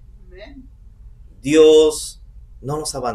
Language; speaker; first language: Spanish; native; Spanish